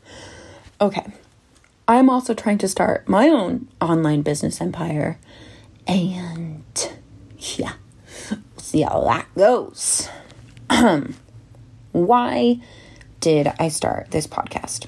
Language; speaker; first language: English; native; English